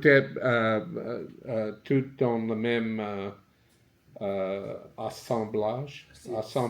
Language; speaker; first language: French; non-native, learner; English